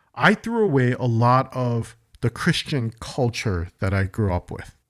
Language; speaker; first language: English; early bilingual, other home language; Korean